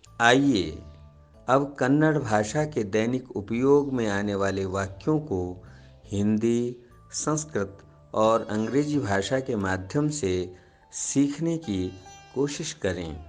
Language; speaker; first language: Hindi; native; Hindi